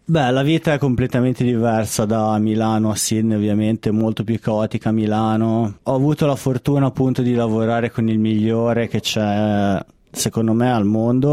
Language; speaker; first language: Italian; native; Italian